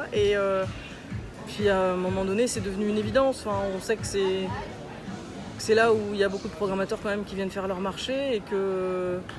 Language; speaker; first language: French; native; French